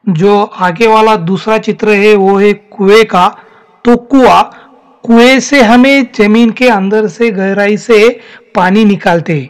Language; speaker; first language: Hindi; non-native, local second language; Marathi